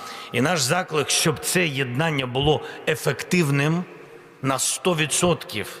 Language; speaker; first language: Ukrainian; non-native, local second language; Russian